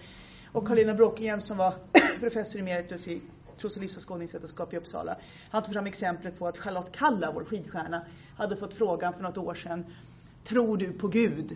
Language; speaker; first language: Swedish; native; Swedish